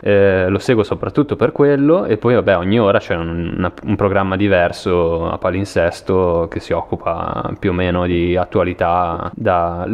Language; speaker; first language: Italian; native; Italian